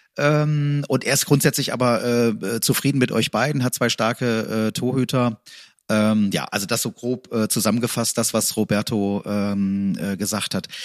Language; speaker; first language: German; native; German